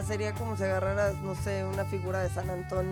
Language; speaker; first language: Spanish; native; Spanish